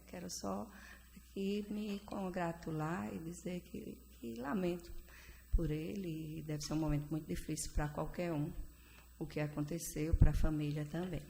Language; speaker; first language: Portuguese; native; Portuguese